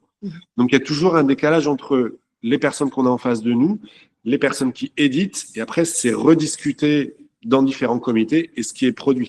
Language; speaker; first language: French; native; French